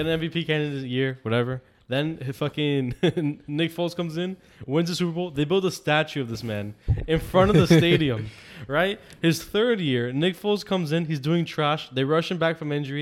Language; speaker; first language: English; native; English